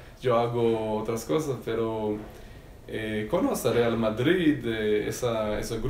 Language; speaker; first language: Spanish; non-native, learner; Hebrew